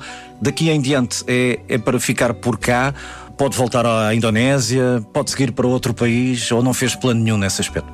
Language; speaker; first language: Portuguese; native; Portuguese